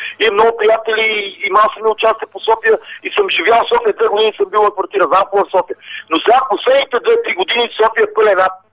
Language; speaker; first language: Bulgarian; non-native, local second language; Romany